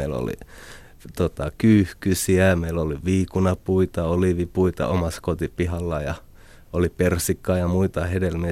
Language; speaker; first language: Finnish; early bilingual, other home language; Arabic